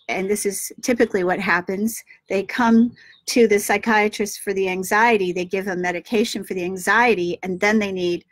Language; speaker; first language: English; native; English